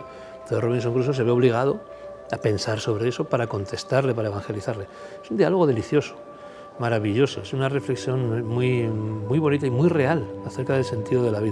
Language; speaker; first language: Spanish; native; Spanish